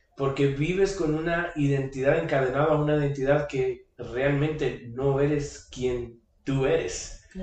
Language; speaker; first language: Spanish; early bilingual, heritage; Spanish